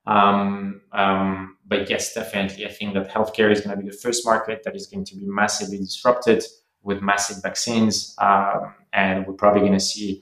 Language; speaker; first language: English; non-native, fluent; French